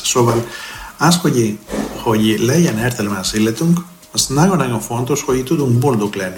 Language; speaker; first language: Hungarian; non-native, fluent; Greek